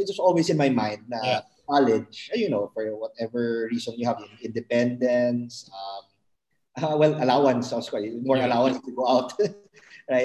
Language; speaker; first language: English; non-native, local second language; Cebuano